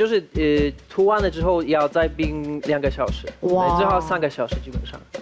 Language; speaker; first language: Chinese; non-native, fluent; Polish